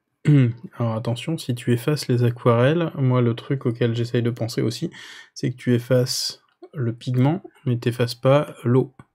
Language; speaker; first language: French; native; French